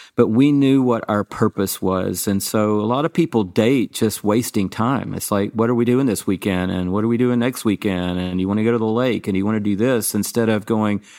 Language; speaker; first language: English; native; English